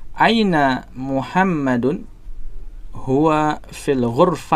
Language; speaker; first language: Arabic; non-native, fluent; Indonesian